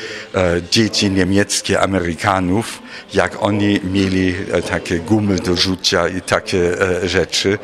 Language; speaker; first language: Polish; non-native, fluent; German